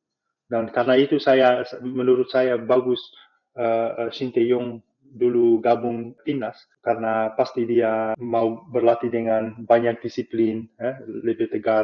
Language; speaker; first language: Indonesian; non-native, fluent; Dutch